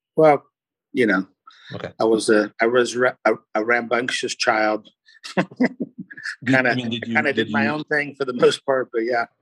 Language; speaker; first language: English; early bilingual, other home language; Portuguese